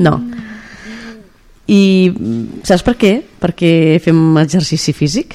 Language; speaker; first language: Catalan; native; Catalan